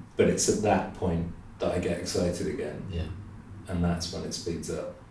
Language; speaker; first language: English; native; English